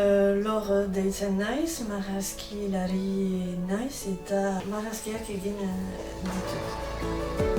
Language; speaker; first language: Basque; non-native, local second language; French